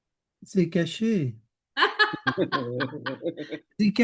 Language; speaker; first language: Hebrew; non-native, learner; French